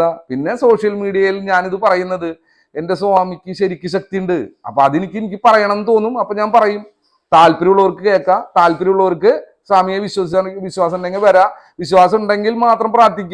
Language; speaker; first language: Malayalam; native; Malayalam